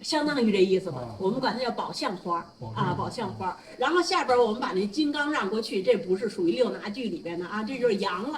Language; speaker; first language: Chinese; native; Chinese